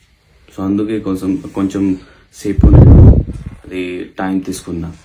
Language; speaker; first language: Telugu; non-native, local second language; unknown